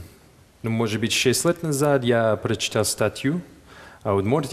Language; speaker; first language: Russian; non-native, fluent; English